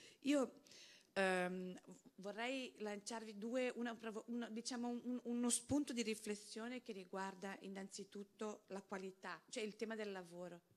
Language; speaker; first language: Italian; non-native, fluent; Spanish